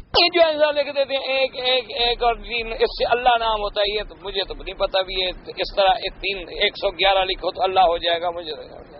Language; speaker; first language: Urdu; native; Urdu